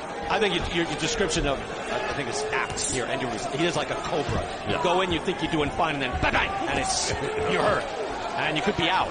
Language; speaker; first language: English; native; English